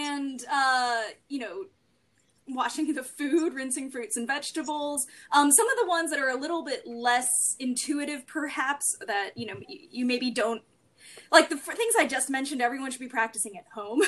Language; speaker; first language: English; native; English